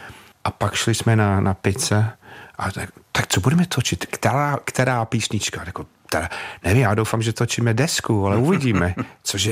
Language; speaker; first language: Czech; non-native, fluent; English